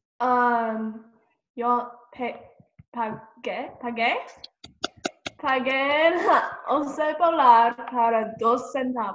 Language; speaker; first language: Spanish; non-native, learner; English